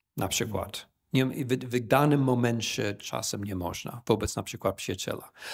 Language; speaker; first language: Polish; non-native, fluent; English